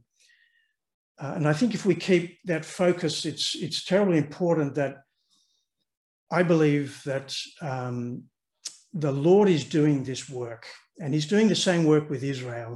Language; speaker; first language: English; native; English